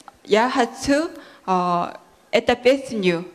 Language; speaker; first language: Russian; non-native, learner; Korean